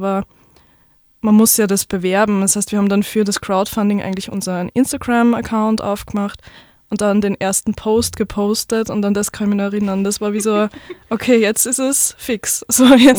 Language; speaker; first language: German; native; German